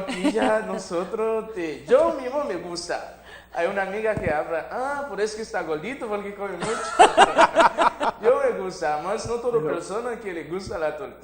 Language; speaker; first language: Spanish; non-native, learner; Haitian Creole